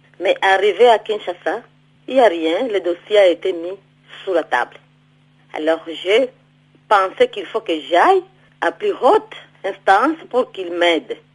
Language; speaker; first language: French; non-native, local second language; Swahili